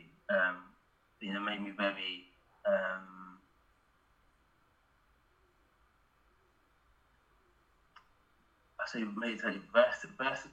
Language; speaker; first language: English; native; English